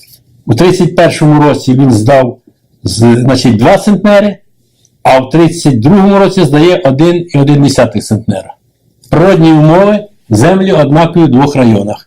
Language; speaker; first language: Ukrainian; native; Ukrainian